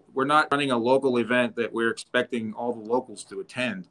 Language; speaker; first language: English; native; English